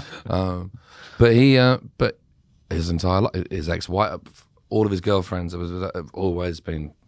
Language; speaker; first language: English; native; English